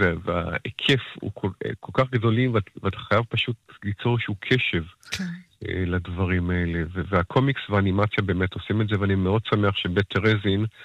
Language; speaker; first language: Hebrew; native; Hebrew